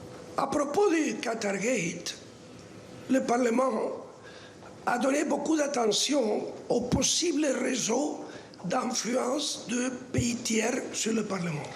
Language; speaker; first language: French; non-native, fluent; Spanish